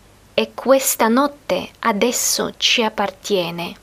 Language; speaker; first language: Italian; non-native, fluent; Russian